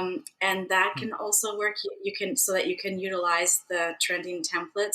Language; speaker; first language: English; native; English